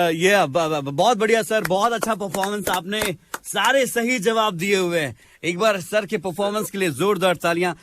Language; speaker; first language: Hindi; native; Hindi